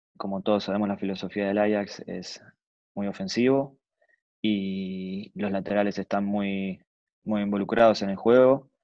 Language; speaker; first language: Spanish; native; Spanish